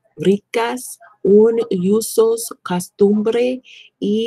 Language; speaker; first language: Spanish; non-native, learner; English